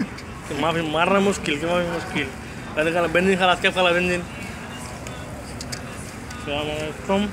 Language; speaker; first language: Arabic; non-native, learner; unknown